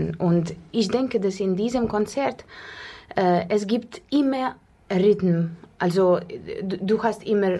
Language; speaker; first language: German; non-native, fluent; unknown